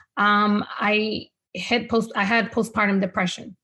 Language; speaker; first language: English; non-native, fluent; Spanish